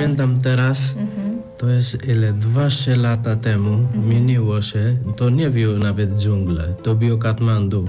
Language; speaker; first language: Polish; non-native, learner; Nepali